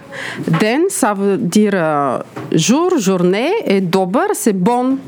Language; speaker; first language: French; non-native, learner; Bulgarian